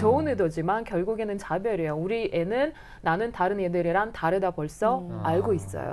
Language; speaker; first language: Korean; non-native, fluent; Russian